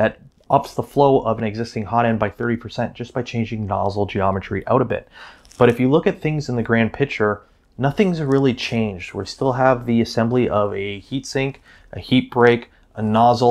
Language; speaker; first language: English; native; English